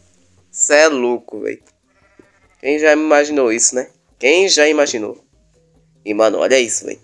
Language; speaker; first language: Portuguese; native; Portuguese